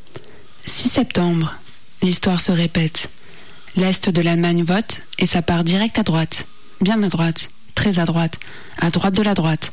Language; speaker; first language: French; native; French